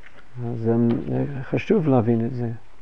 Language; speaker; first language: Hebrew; non-native, fluent; English